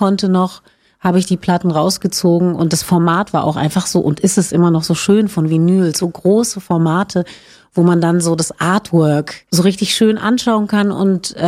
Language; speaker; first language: German; native; German